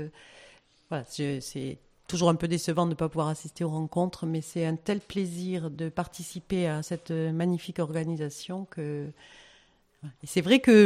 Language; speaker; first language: French; native; French